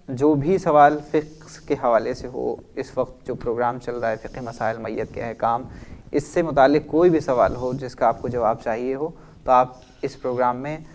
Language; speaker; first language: Urdu; native; Urdu